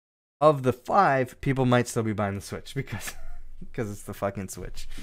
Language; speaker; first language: English; native; English